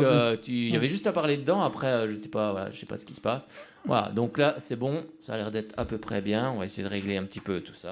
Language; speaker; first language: French; native; French